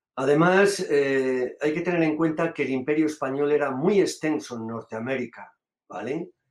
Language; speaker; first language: Spanish; native; Spanish